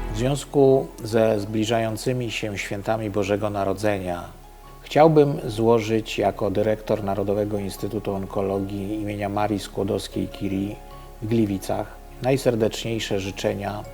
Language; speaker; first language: Polish; native; Polish